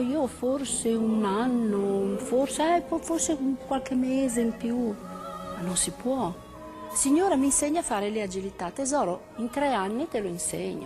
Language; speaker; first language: Italian; native; Italian